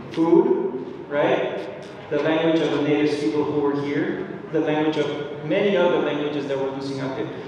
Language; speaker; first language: English; non-native, fluent; Spanish